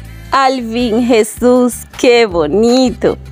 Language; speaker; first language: Spanish; native; Spanish